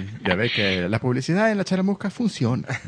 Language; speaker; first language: Spanish; native; Spanish